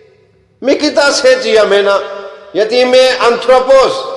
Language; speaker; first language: Greek; non-native, learner; Punjabi